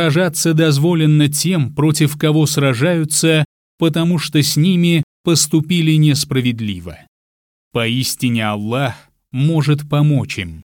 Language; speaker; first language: Russian; native; Russian